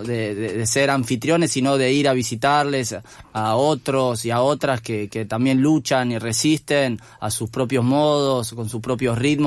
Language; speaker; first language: Spanish; native; Spanish